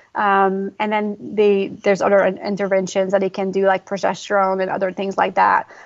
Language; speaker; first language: English; non-native, fluent; French